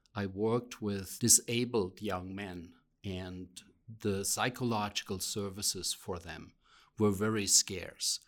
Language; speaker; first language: English; non-native, fluent; German